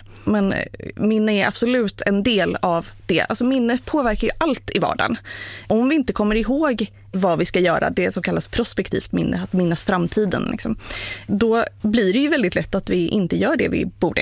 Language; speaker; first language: Swedish; native; Swedish